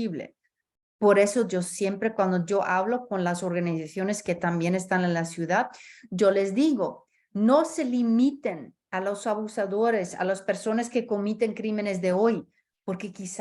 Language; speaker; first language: Spanish; early bilingual, heritage; Spanish